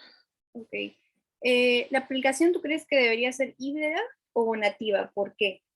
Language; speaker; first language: Spanish; native; Spanish